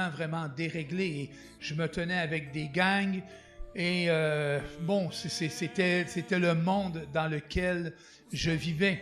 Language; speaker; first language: French; native; French